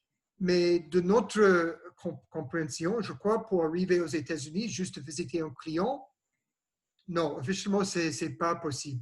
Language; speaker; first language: French; non-native, learner; English